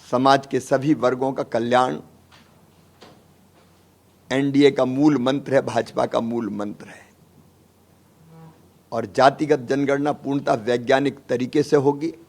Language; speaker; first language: Hindi; native; Hindi